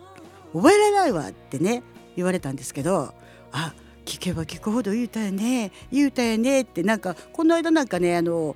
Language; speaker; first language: Japanese; native; Japanese